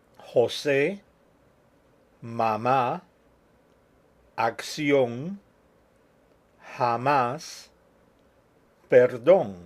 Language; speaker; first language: Spanish; non-native, fluent; English